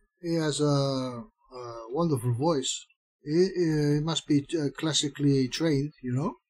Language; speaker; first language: English; non-native, fluent; Spanish